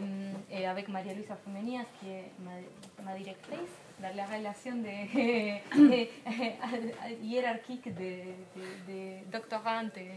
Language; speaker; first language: French; non-native, fluent; Spanish